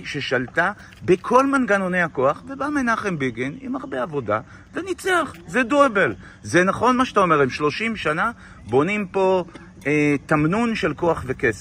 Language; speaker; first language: Hebrew; native; Hebrew